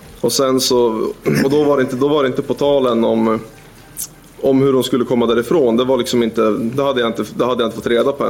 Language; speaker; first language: Swedish; native; Swedish